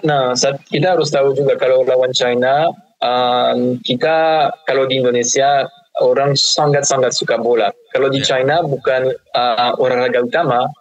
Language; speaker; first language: Indonesian; non-native, fluent; French